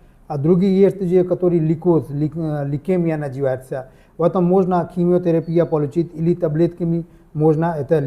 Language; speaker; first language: Russian; non-native, learner; Hindi